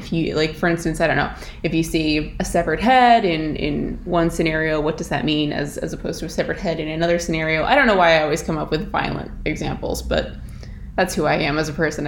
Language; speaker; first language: English; native; English